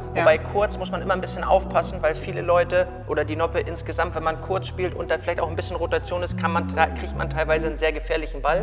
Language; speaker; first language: German; native; German